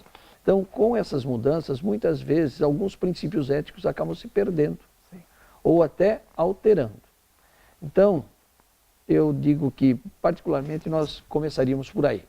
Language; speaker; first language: Portuguese; native; Portuguese